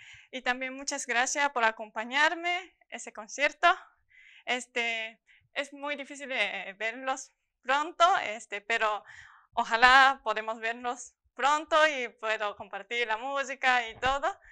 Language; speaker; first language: Spanish; non-native, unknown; Japanese